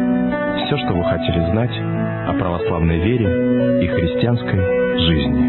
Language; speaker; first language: Russian; native; Russian